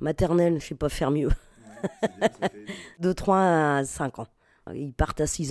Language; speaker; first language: French; native; French